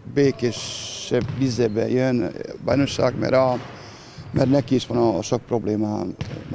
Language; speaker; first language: Hungarian; non-native, learner; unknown